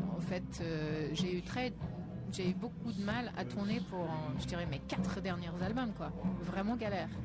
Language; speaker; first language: French; non-native, fluent; English